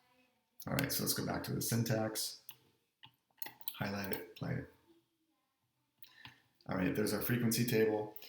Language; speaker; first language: English; native; English